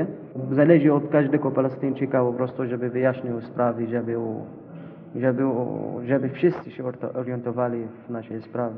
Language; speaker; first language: Polish; non-native, learner; Arabic